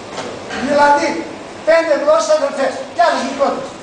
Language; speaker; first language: Greek; non-native, local second language; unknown